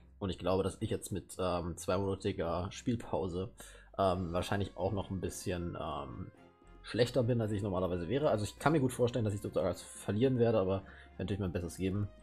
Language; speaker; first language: German; native; German